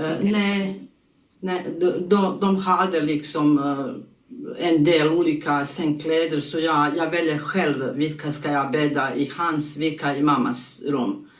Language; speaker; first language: Swedish; non-native, learner; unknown